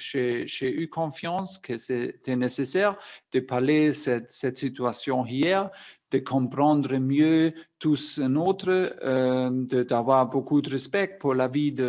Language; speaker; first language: French; non-native, fluent; German